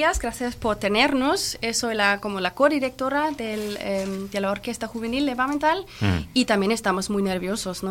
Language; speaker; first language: Spanish; non-native, fluent; German